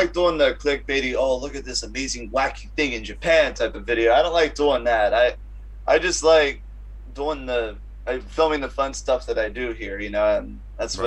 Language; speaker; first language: English; native; English